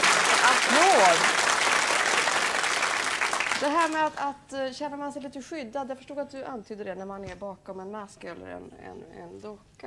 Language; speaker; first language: Swedish; native; Swedish